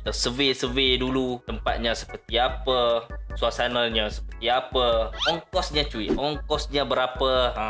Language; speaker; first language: Malay; native; Malay